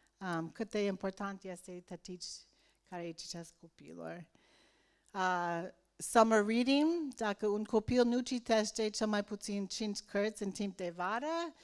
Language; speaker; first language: Romanian; non-native, learner; English